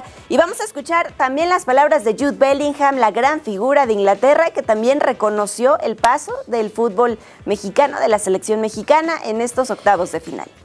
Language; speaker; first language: Spanish; native; Spanish